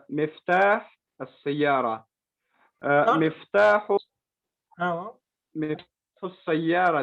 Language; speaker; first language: Arabic; non-native, learner; Pashto